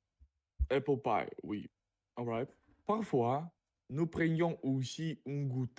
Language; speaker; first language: French; non-native, learner; Russian